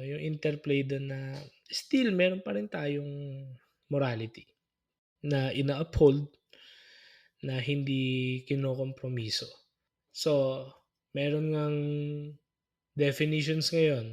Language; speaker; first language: Filipino; native; Filipino